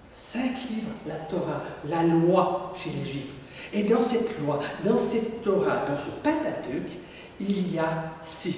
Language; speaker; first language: French; native; French